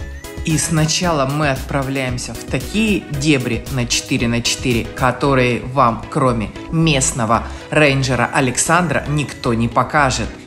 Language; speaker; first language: Russian; native; Russian